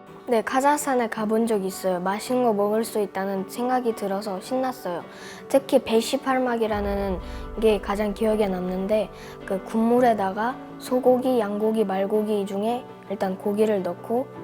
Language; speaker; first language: Korean; early bilingual, other home language; Russian